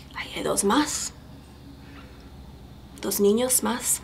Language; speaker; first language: Spanish; non-native, fluent; English